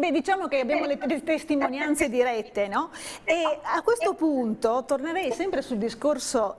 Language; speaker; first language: Italian; native; Italian